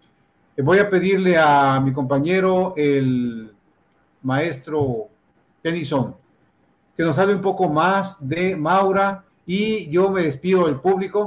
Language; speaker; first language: Spanish; native; Spanish